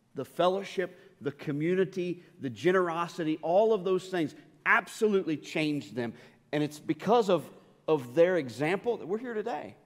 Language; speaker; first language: English; native; English